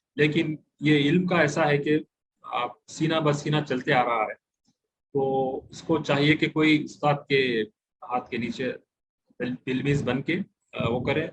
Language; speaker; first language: Urdu; native; Urdu